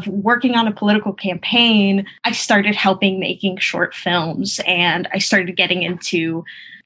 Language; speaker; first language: English; early bilingual, other home language; Spanish